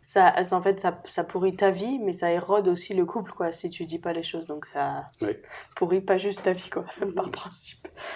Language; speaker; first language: French; native; French